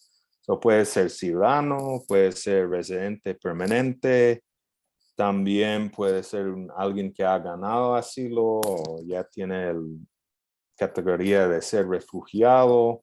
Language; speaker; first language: Spanish; non-native, fluent; English